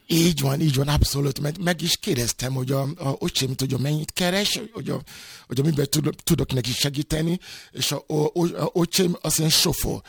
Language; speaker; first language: Hungarian; non-native, fluent; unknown